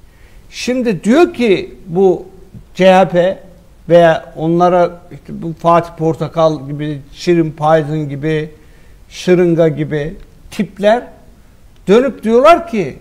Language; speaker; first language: Turkish; native; Turkish